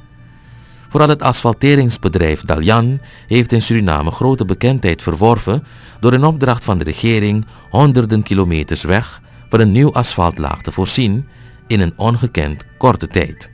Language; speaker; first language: Dutch; native; Dutch